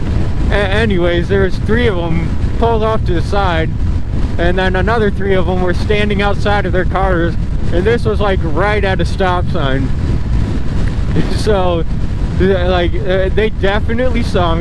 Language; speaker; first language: English; native; English